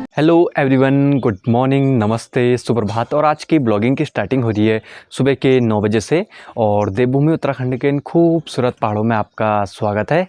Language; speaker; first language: Hindi; non-native, local second language; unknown